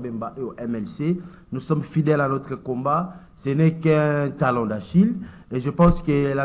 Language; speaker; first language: French; non-native, local second language; Lingala